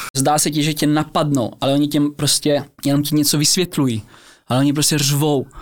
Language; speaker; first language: Czech; early bilingual, heritage; Czech